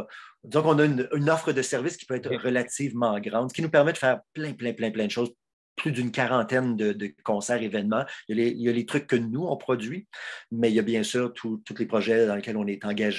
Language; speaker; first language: French; native; French